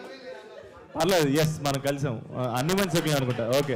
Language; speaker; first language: Telugu; native; Telugu